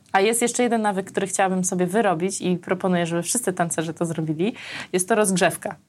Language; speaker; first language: Polish; early bilingual, other home language; Armenian